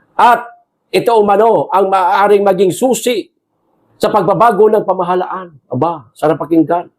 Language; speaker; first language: Filipino; non-native, local second language; Cebuano